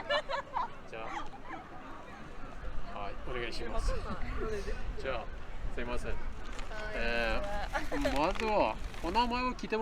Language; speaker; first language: Japanese; non-native, learner; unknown